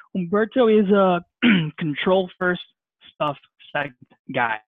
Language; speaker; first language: English; non-native, fluent; Spanish